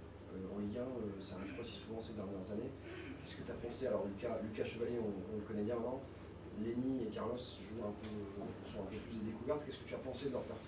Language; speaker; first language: French; native; French